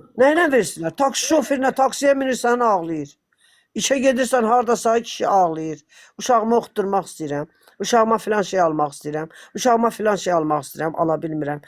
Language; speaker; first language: Azerbaijani; native; Azerbaijani